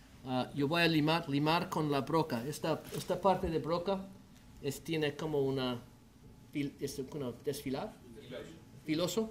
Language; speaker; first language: Spanish; non-native, learner; English